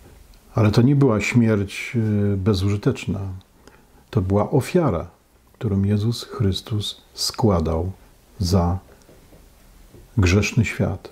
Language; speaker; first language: Polish; native; Polish